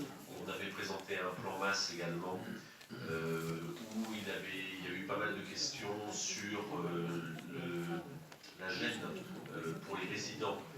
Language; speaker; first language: French; native; French